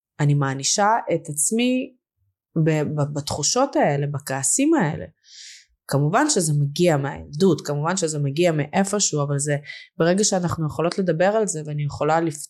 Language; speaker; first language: Hebrew; early bilingual, other home language; Russian